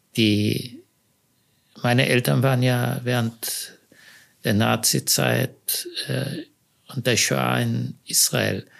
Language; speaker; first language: German; native; German